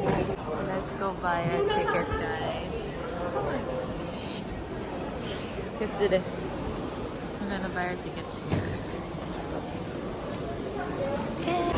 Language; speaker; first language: English; non-native, local second language; Filipino